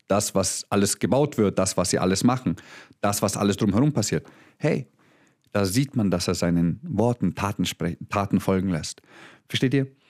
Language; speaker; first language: German; early bilingual, other home language; Croatian